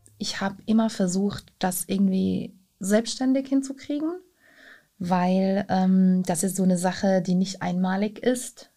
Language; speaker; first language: German; non-native, fluent; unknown